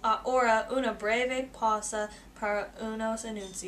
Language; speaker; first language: Spanish; non-native, learner; English